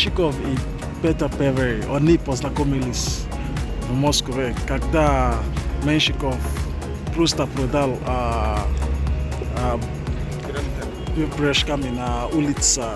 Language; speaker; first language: Russian; non-native, learner; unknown